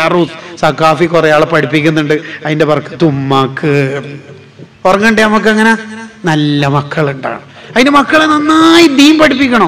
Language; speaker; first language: Malayalam; native; Malayalam